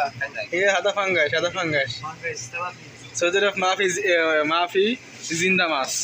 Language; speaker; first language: Arabic; non-native, learner; Bangla